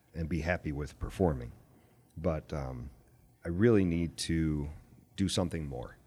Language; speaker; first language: English; native; English